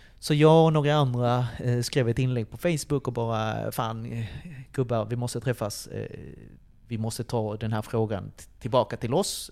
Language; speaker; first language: Swedish; early bilingual, other home language; Spanish